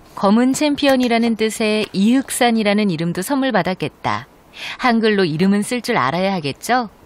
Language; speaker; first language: Korean; native; Korean